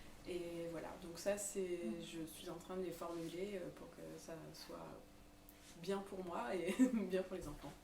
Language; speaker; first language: French; native; French